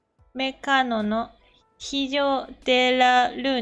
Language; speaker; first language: Spanish; non-native, learner; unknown